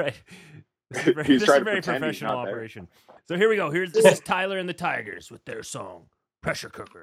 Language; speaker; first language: English; native; English